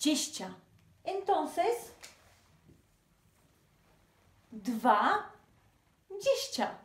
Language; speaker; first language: Polish; non-native, fluent; Spanish